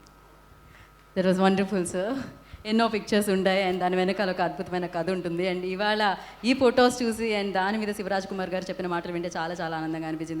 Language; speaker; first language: Telugu; native; Telugu